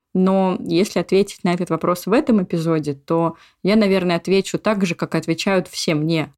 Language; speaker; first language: Russian; native; Russian